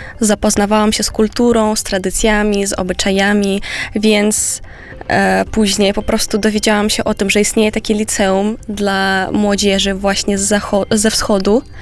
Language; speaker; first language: Polish; non-native, fluent; Romanian